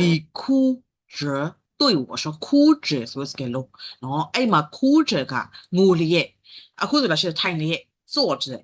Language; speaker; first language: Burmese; native; Burmese